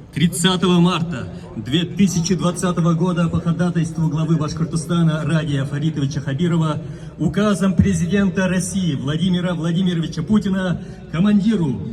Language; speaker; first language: Russian; native; Russian